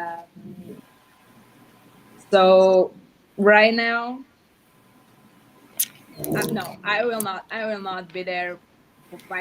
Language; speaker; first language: English; non-native, learner; Portuguese